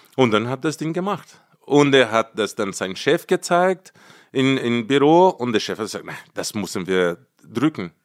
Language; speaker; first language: German; non-native, fluent; Portuguese